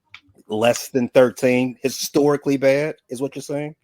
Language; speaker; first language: English; native; English